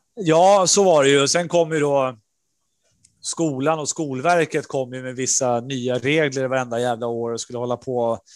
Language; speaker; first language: Swedish; early bilingual, other home language; Spanish